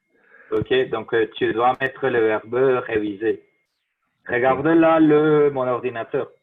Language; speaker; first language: French; non-native, fluent; Spanish